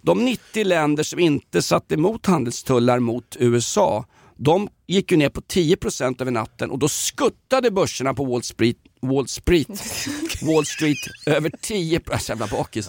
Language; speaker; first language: Swedish; native; Swedish